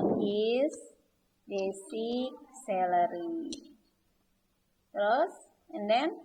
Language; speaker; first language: English; non-native, learner; Indonesian